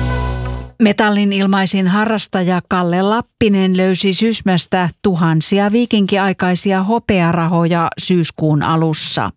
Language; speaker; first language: Finnish; native; Finnish